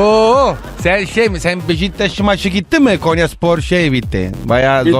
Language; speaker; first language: Turkish; non-native, learner; Italian